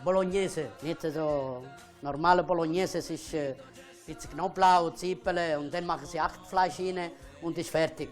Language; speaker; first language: German; non-native, fluent; Italian